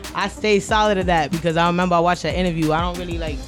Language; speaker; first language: English; native; English